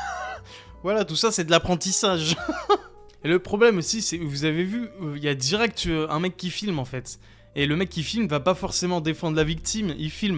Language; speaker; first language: French; native; French